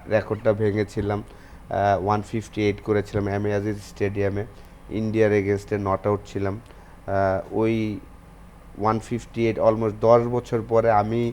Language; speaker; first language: Bangla; native; Bangla